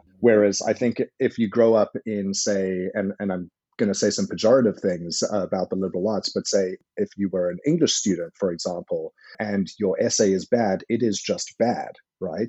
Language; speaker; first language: English; native; English